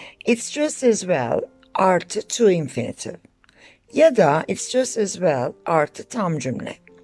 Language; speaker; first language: English; non-native, fluent; Turkish